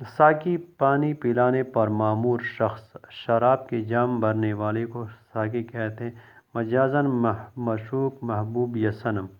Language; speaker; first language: Urdu; non-native, local second language; Pashto